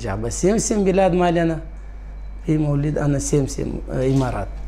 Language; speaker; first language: Arabic; non-native, learner; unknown